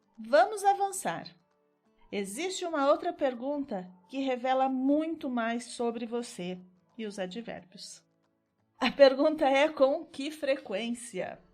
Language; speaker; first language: Portuguese; native; Portuguese